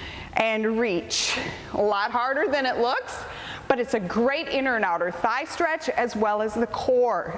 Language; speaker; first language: English; native; English